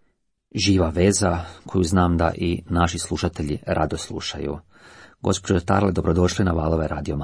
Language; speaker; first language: Croatian; native; Croatian